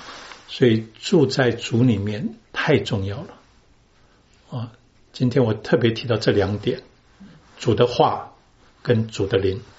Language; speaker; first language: Chinese; native; Chinese